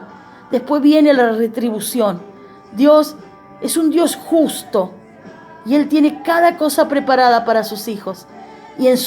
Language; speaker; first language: Spanish; native; Spanish